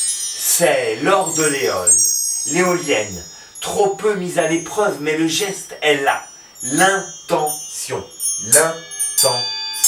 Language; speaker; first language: French; native; French